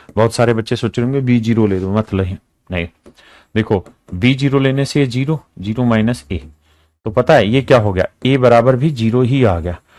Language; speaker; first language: Hindi; native; Hindi